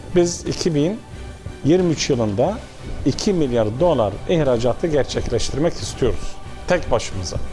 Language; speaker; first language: Turkish; early bilingual, heritage; Arabic